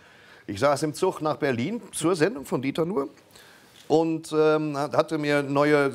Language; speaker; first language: German; native; German